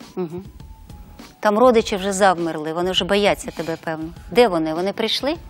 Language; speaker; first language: Ukrainian; native; Ukrainian